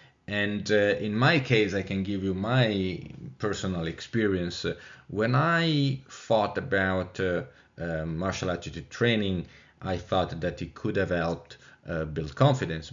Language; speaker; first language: English; non-native, fluent; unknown